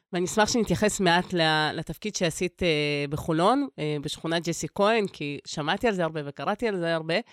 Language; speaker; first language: Hebrew; early bilingual, other home language; Russian